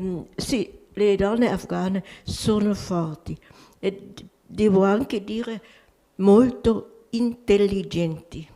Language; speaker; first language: Italian; non-native, local second language; German